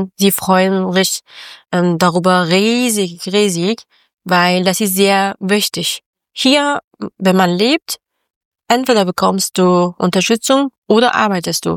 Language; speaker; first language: German; non-native, learner; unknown